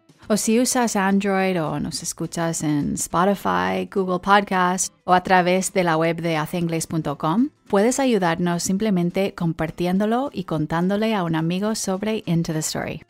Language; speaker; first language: Spanish; native; Spanish